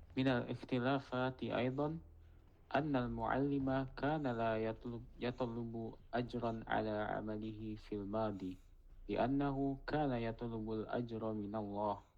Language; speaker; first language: Arabic; non-native, learner; Indonesian